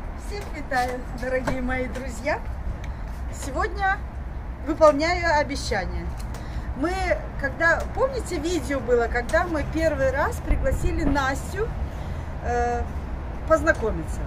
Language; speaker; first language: Russian; native; Russian